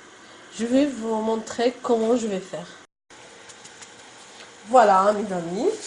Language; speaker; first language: French; non-native, local second language; Arabic